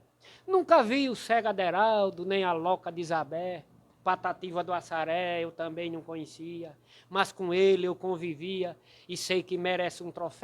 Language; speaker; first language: Portuguese; native; Portuguese